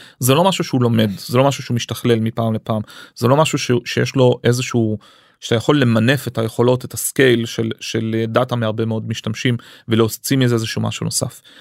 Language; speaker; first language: Hebrew; early bilingual, other home language; English